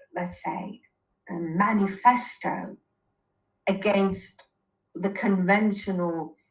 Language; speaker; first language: English; non-native, fluent; Persian